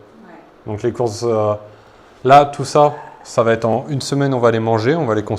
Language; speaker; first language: French; native; French